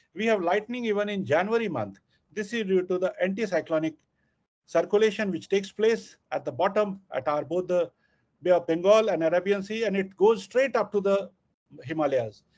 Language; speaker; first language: English; non-native, local second language; Hindi